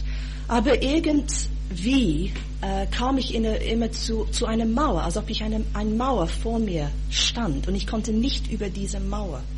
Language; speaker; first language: German; non-native, fluent; English